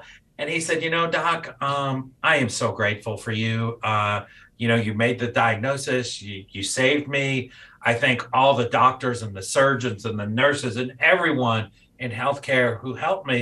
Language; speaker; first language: English; native; English